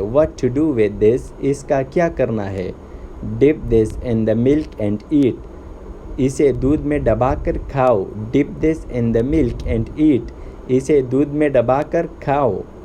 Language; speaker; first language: Urdu; native; Urdu